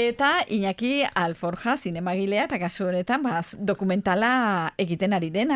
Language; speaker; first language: Basque; native; Basque